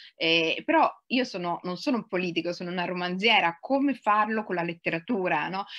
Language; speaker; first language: Italian; early bilingual, other home language; Somali